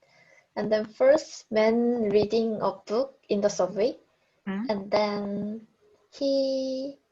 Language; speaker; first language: English; non-native, learner; Korean